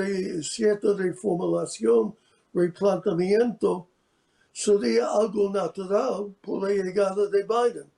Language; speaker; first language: Spanish; non-native, fluent; English